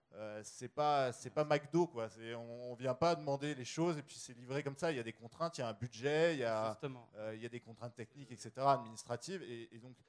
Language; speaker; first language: French; native; French